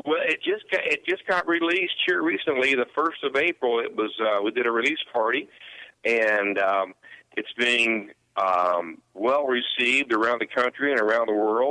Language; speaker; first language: English; native; English